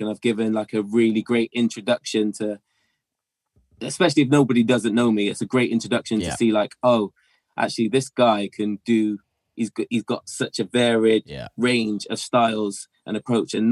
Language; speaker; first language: English; native; English